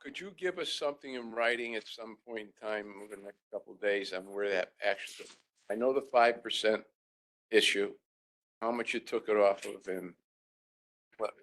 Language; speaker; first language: English; native; English